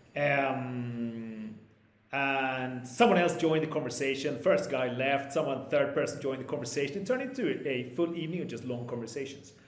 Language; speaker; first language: English; non-native, fluent; Swedish